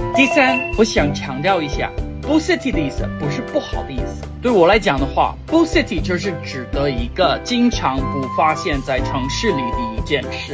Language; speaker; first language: Chinese; non-native, fluent; English